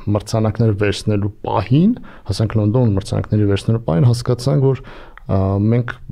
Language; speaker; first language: Armenian; native; Armenian